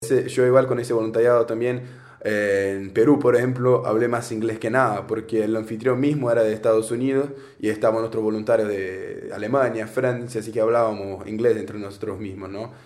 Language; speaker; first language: Spanish; native; Spanish